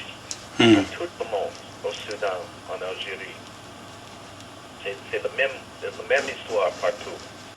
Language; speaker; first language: French; non-native, fluent; English